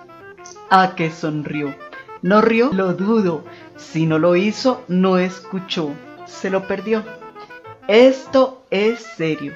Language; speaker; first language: Spanish; native; Spanish